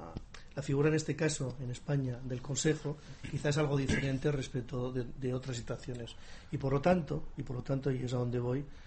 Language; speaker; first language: Spanish; native; Spanish